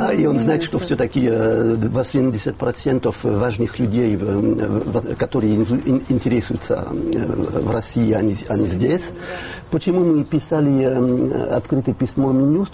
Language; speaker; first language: Russian; non-native, fluent; French